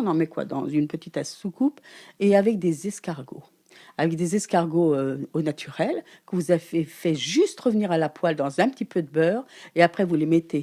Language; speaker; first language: French; native; French